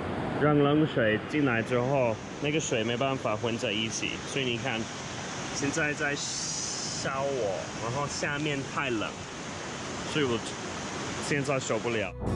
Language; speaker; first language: Chinese; non-native, fluent; English